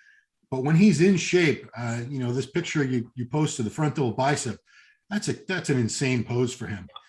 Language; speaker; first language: English; native; English